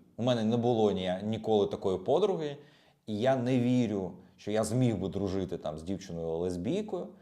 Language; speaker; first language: Ukrainian; native; Ukrainian